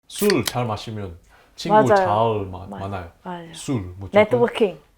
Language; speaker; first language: Korean; non-native, fluent; Chinese